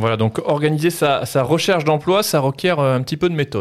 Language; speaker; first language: French; native; French